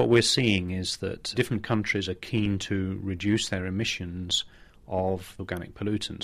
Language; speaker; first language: English; native; English